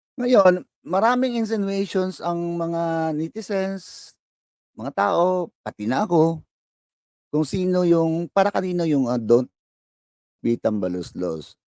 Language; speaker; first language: Filipino; non-native, local second language; Cebuano